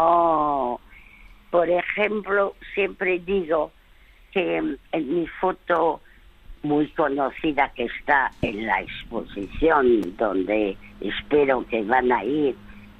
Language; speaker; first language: Spanish; early bilingual, other home language; French